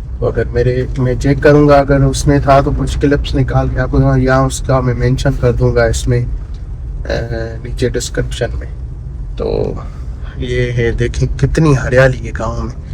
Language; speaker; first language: Urdu; non-native, local second language; Sindhi